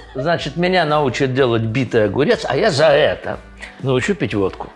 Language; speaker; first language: Russian; native; Russian